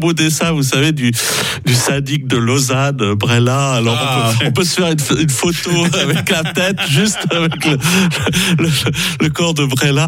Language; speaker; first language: French; native; French